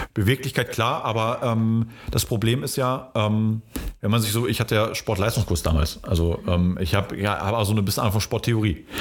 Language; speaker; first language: German; early bilingual, other home language; Polish